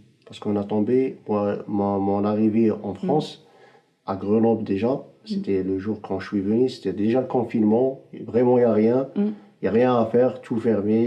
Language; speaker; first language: French; non-native, fluent; Arabic